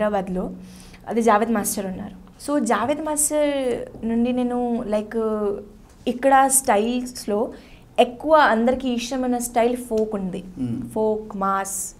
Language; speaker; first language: Telugu; non-native, learner; Hindi